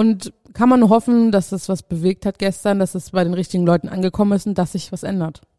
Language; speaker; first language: German; native; German